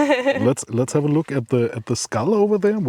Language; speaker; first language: English; non-native, fluent; German